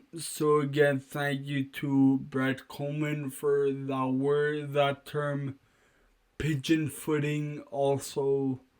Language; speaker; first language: English; native; English